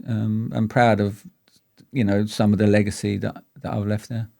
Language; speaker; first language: English; native; English